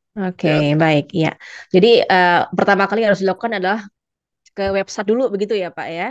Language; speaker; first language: Indonesian; native; Indonesian